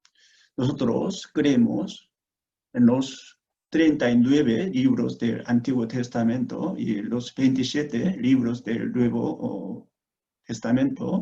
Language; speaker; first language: Spanish; non-native, fluent; Korean